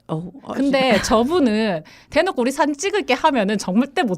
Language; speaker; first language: Korean; native; Korean